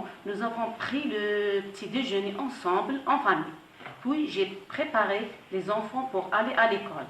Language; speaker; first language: French; non-native, fluent; Arabic